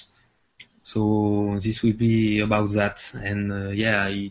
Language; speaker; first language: English; non-native, fluent; French